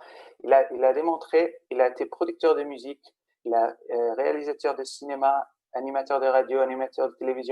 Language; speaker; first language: French; non-native, fluent; Spanish